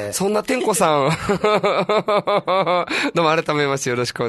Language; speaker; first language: Japanese; native; Japanese